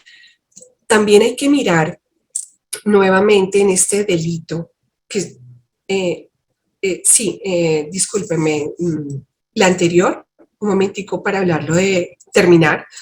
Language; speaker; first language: Spanish; native; Spanish